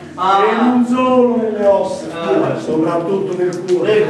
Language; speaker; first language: Italian; native; Italian